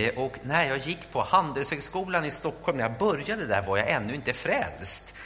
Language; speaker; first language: Swedish; native; Swedish